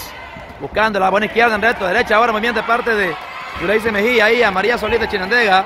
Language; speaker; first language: Spanish; native; Spanish